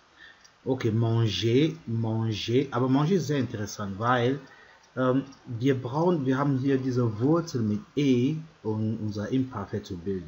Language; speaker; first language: German; non-native, fluent; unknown